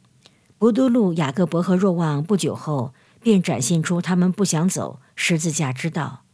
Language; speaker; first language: Chinese; native; Chinese